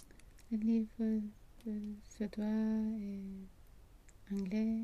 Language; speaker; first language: French; non-native, learner; Swedish